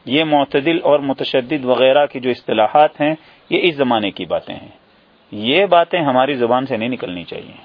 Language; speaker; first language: Urdu; native; Urdu